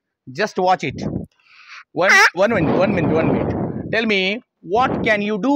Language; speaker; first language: English; non-native, local second language; Marathi